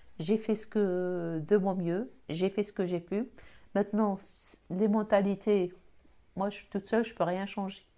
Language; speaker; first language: French; non-native, local second language; Arabic